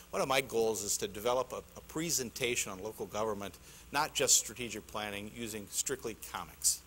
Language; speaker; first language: English; native; English